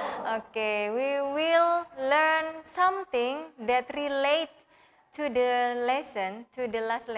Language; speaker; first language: English; non-native, fluent; Indonesian